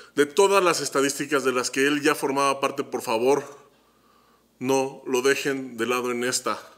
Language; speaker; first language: Spanish; native; Spanish